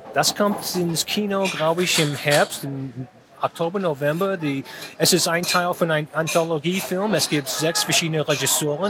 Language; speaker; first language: German; non-native, fluent; English